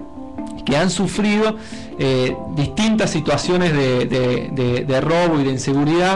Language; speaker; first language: Spanish; native; Spanish